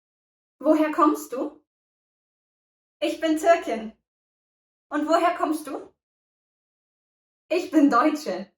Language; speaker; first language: German; early bilingual, other home language; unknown